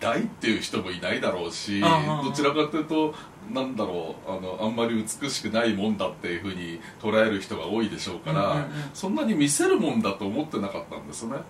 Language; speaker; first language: Japanese; native; Japanese